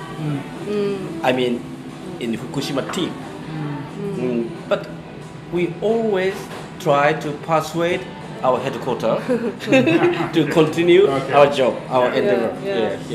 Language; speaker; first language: English; non-native, learner; Japanese